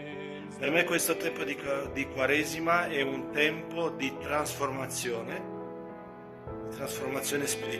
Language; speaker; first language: Italian; non-native, fluent; Romanian